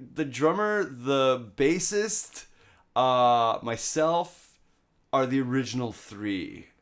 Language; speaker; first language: English; native; English